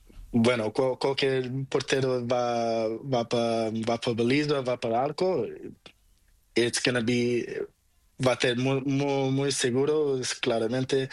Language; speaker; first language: Spanish; non-native, learner; Portuguese